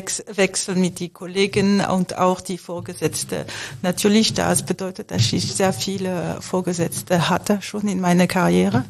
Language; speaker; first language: German; non-native, fluent; French